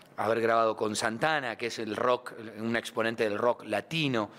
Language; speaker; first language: Spanish; native; Spanish